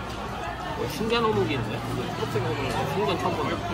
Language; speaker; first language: Korean; native; Korean